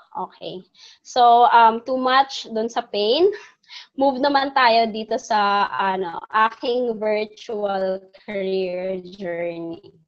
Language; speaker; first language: Filipino; non-native, local second language; Cebuano